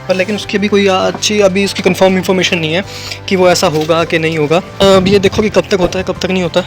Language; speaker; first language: Hindi; native; Hindi